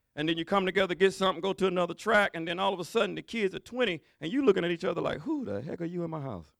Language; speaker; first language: English; native; English